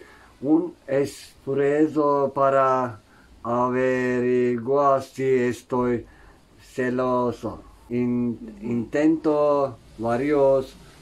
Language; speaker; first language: Spanish; non-native, learner; Turkish